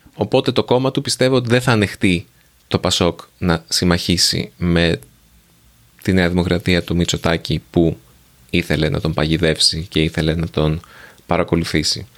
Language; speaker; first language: Greek; native; Greek